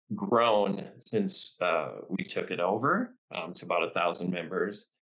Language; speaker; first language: English; native; English